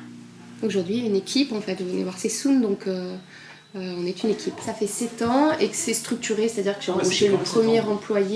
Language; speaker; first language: French; native; French